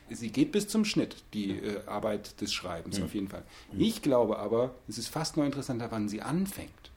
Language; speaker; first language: German; native; German